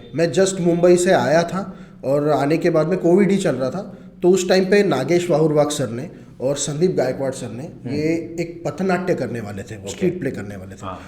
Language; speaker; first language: Hindi; non-native, local second language; Marathi